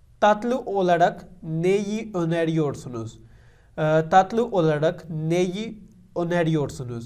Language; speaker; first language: Turkish; non-native, learner; Urdu